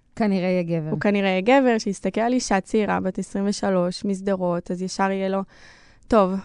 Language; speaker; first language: Hebrew; native; Hebrew